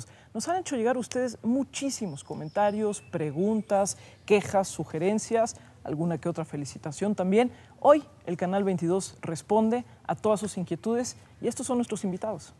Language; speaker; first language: Spanish; native; Spanish